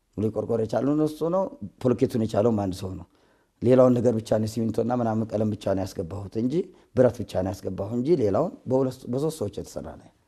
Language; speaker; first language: Amharic; native; Amharic